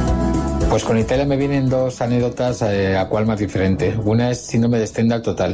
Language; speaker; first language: Spanish; native; Spanish